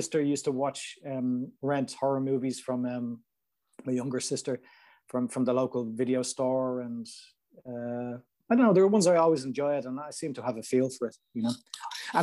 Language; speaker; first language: English; native; English